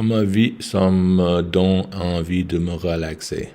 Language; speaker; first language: French; non-native, learner; English